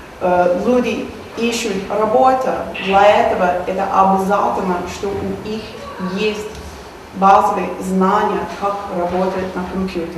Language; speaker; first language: Russian; non-native, learner; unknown